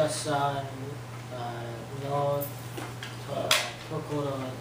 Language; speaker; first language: Japanese; non-native, learner; English